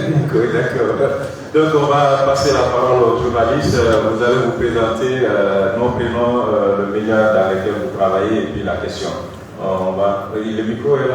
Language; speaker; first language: French; non-native, local second language; Bambara